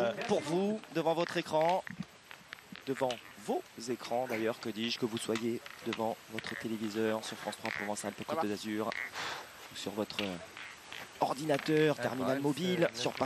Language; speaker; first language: French; native; French